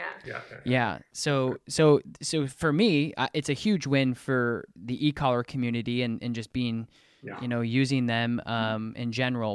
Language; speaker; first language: English; native; English